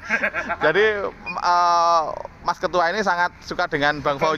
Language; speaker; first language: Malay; non-native, local second language; Javanese